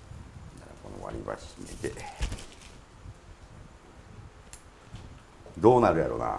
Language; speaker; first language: Japanese; native; Japanese